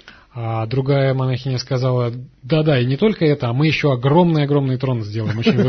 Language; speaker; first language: Russian; native; Russian